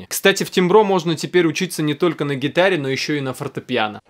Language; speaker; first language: Russian; native; Russian